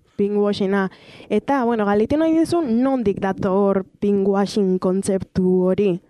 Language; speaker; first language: Basque; native; Basque